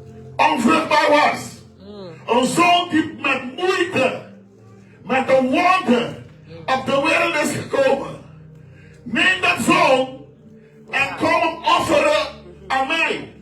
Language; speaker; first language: Dutch; non-native, fluent; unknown